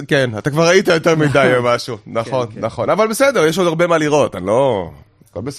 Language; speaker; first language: Hebrew; native; Hebrew